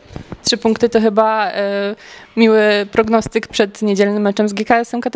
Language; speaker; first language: Polish; native; Polish